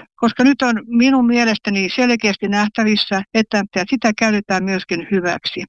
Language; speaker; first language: Finnish; native; Finnish